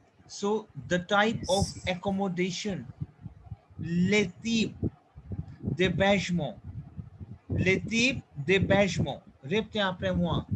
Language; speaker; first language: French; non-native, fluent; Hindi